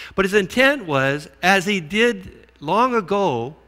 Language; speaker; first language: English; native; English